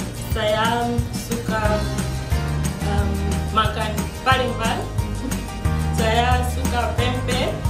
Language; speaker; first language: Indonesian; non-native, learner; Nyanja